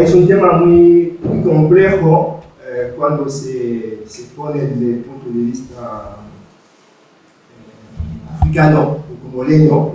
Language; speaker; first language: Spanish; non-native, fluent; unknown